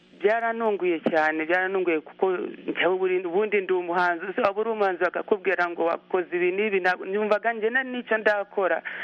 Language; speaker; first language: Kinyarwanda; early bilingual, heritage; Kinyarwanda